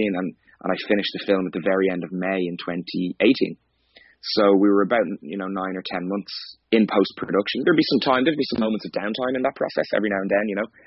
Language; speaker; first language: English; native; English